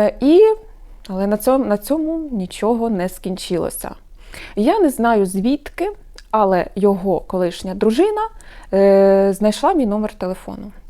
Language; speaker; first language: Ukrainian; non-native, local second language; Russian